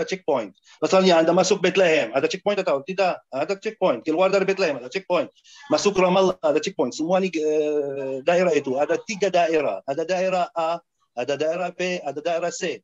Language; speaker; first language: Indonesian; non-native, fluent; Arabic